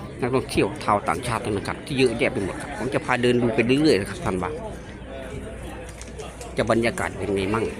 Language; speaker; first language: Thai; native; Thai